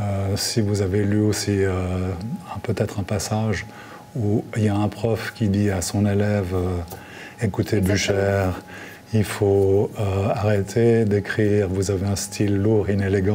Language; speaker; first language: French; native; French